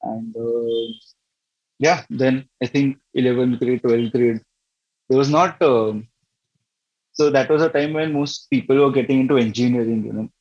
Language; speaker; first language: English; non-native, local second language; Gujarati